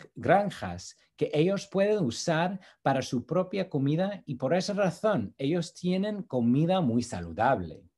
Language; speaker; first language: Spanish; non-native, fluent; English